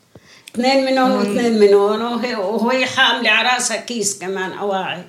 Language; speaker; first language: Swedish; non-native, learner; Arabic